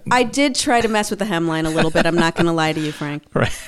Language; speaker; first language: English; early bilingual, other home language; Spanish